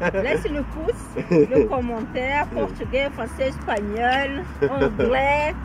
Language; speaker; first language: French; non-native, learner; Portuguese